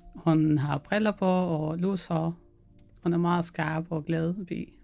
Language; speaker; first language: Danish; non-native, fluent; Arabic